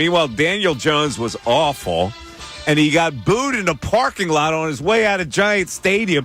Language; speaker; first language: English; native; English